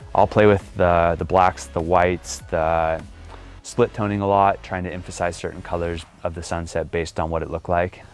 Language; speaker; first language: English; native; English